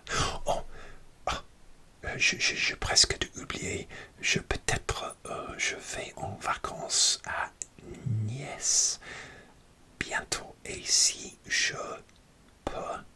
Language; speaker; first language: French; non-native, learner; English